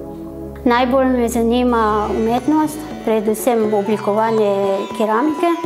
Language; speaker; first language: Slovenian; non-native, fluent; Nepali